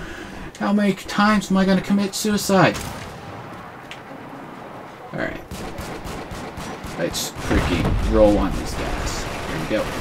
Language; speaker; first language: English; native; English